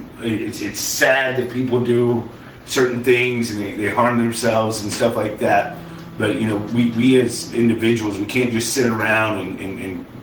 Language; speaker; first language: English; native; English